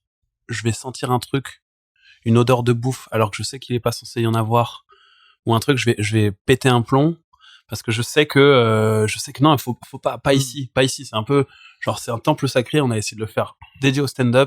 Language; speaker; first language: French; native; French